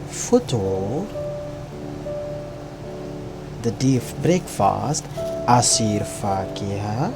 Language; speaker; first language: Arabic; non-native, fluent; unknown